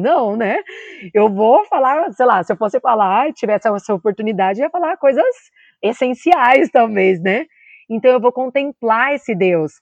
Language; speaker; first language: Portuguese; native; Portuguese